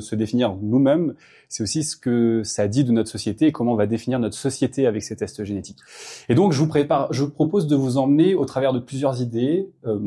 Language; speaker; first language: French; native; French